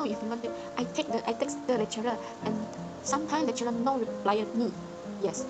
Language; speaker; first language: English; non-native, learner; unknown